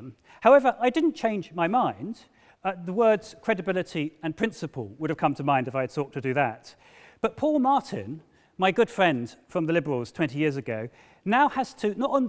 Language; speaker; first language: English; native; English